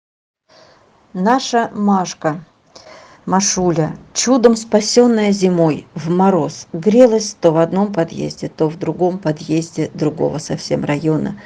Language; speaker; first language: Russian; native; Russian